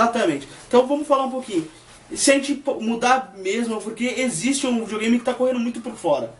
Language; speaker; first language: Portuguese; native; Portuguese